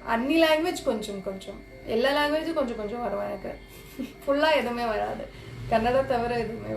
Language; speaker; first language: Tamil; non-native, local second language; Kannada